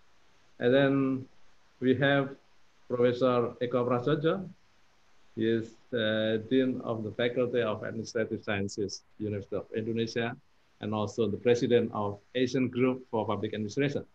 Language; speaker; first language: English; non-native, fluent; Indonesian